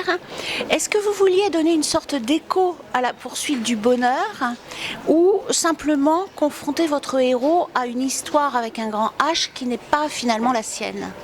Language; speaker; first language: French; native; French